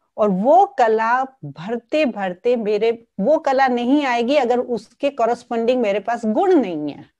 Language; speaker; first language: Hindi; non-native, local second language; Gujarati